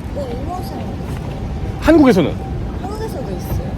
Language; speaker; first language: Korean; non-native, learner; Japanese